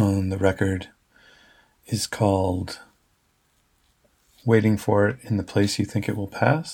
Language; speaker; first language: English; native; English